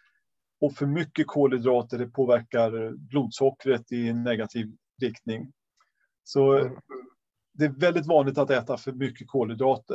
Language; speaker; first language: Swedish; native; Swedish